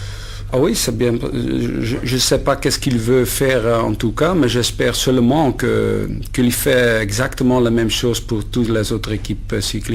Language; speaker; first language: French; non-native, learner; Dutch